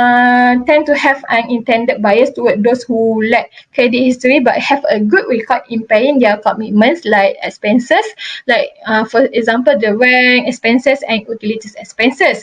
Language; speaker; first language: English; non-native, local second language; Malay